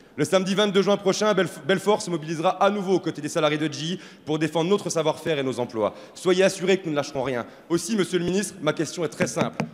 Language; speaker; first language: French; native; French